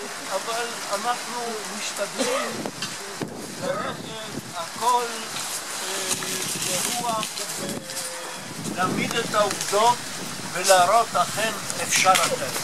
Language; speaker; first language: Hebrew; non-native, fluent; Italian